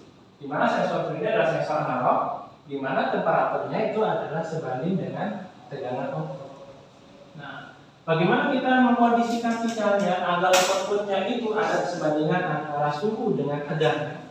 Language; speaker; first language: Indonesian; native; Indonesian